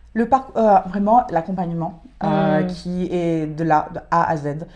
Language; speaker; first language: French; native; French